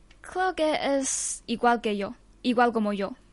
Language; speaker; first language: Spanish; non-native, learner; Chinese